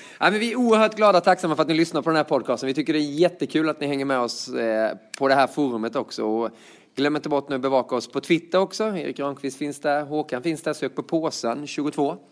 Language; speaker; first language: Swedish; native; Swedish